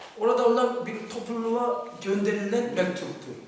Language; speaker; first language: Turkish; non-native, fluent; Korean